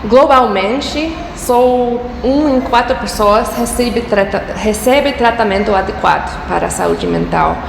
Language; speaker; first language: Portuguese; non-native, fluent; English